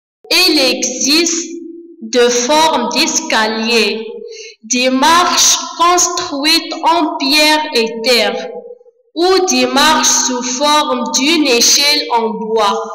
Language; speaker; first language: French; non-native, learner; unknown